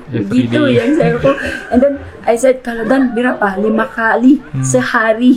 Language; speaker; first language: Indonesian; non-native, fluent; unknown